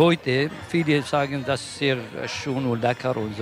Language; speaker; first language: German; non-native, learner; Kurdish